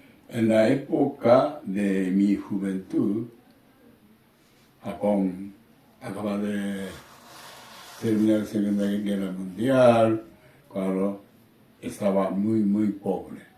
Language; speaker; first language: Spanish; non-native, learner; Japanese